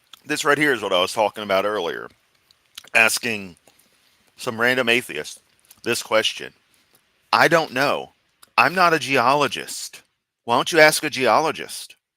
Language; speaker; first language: English; native; English